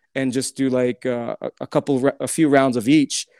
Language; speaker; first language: English; early bilingual, other home language; Turkish